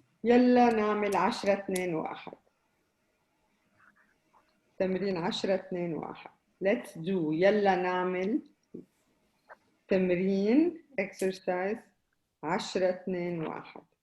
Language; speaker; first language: Arabic; native; Arabic